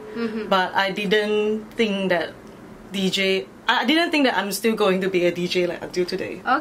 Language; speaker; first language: English; non-native, local second language; Chinese